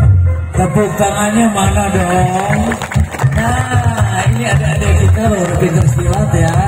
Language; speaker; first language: Indonesian; non-native, local second language; Sundanese